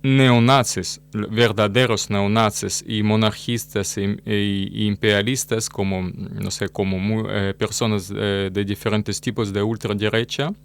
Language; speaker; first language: Spanish; non-native, learner; Russian